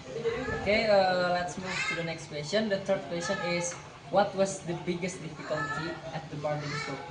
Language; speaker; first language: English; non-native, learner; Indonesian